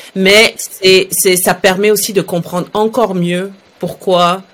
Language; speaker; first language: French; early bilingual, other home language; Arabic